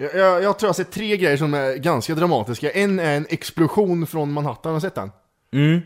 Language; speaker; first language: Swedish; native; Swedish